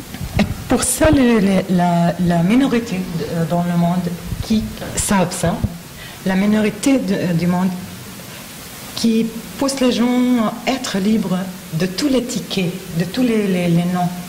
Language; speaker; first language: French; non-native, learner; Arabic